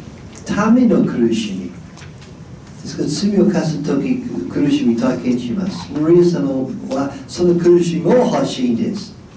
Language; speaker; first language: Japanese; non-native, fluent; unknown